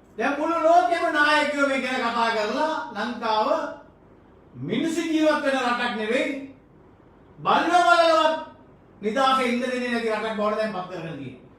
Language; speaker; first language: Sinhala; non-native, local second language; Tamil